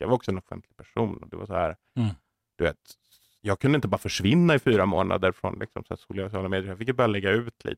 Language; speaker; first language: Swedish; native; Swedish